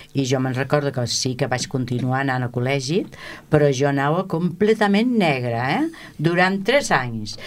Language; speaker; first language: Catalan; native; Catalan